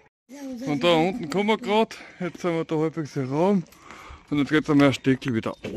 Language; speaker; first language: German; native; German